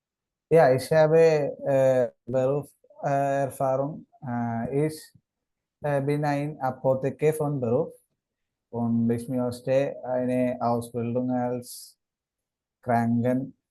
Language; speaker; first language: German; non-native, learner; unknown